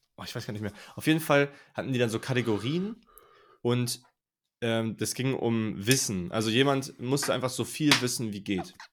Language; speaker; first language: German; native; German